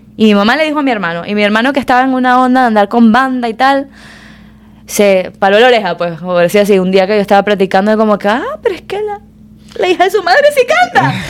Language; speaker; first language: Spanish; native; Spanish